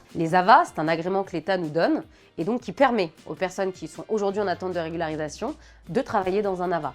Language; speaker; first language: French; native; French